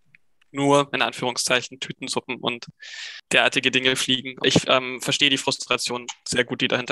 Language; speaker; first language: German; native; German